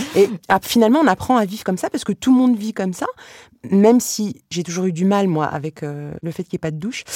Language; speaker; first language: French; early bilingual, other home language; Arabic